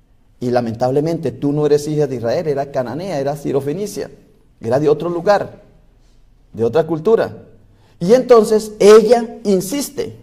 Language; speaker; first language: Spanish; native; Spanish